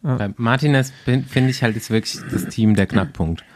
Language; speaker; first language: German; native; German